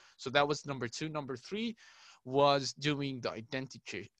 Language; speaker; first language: English; non-native, fluent; Arabic